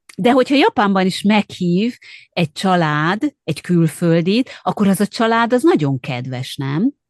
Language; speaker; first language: Hungarian; native; Hungarian